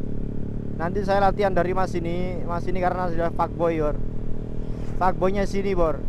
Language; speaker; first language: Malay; non-native, local second language; Javanese